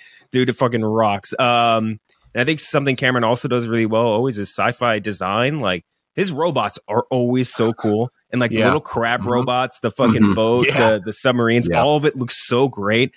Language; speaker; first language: English; native; English